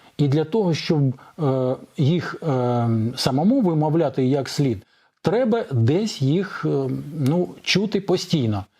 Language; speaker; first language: Ukrainian; non-native, local second language; Russian